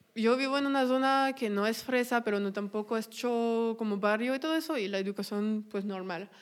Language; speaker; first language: Spanish; non-native, fluent; French